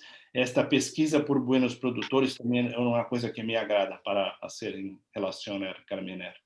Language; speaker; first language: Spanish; non-native, learner; Portuguese